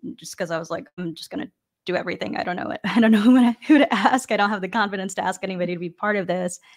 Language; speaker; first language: English; native; English